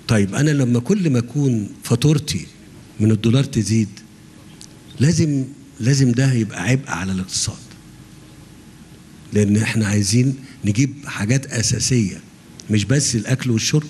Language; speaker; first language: Arabic; native; Arabic